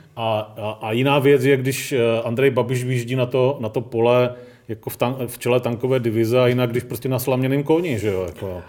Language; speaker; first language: Czech; early bilingual, other home language; Greek